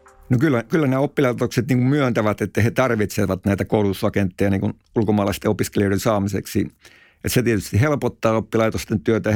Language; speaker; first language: Finnish; native; Finnish